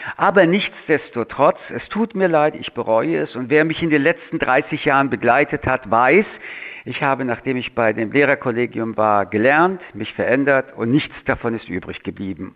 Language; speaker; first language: German; early bilingual, other home language; French